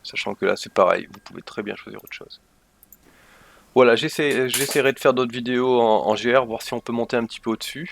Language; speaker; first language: French; native; French